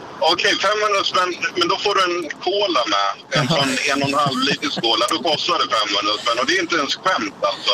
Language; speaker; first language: Swedish; native; Swedish